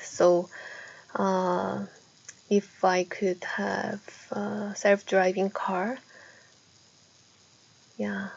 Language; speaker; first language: English; non-native, fluent; Korean